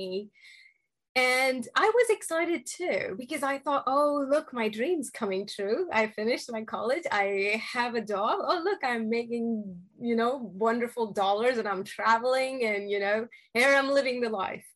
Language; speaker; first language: English; non-native, local second language; Hindi